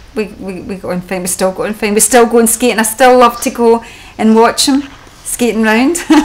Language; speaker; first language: English; native; English